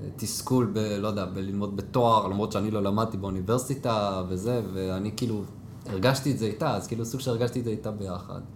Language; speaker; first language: Hebrew; native; Hebrew